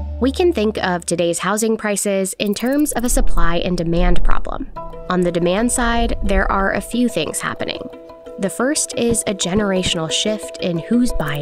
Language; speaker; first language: English; native; English